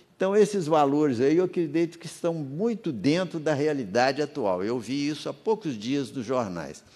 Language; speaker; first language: Portuguese; native; Portuguese